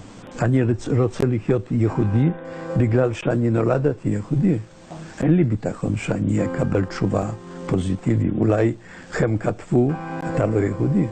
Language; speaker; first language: Hebrew; non-native, learner; Polish